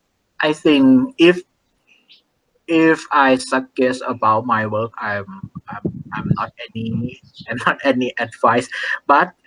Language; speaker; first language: English; non-native, learner; Thai